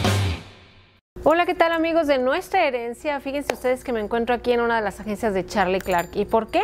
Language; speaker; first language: Spanish; native; Spanish